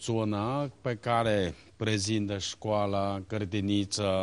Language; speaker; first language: Romanian; non-native, learner; Chinese